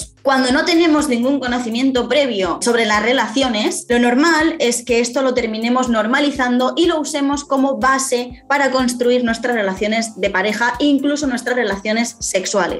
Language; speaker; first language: Spanish; native; Spanish